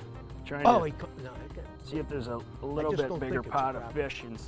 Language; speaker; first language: English; native; English